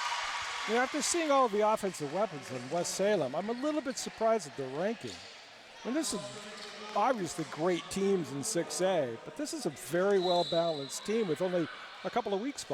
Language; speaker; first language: English; native; English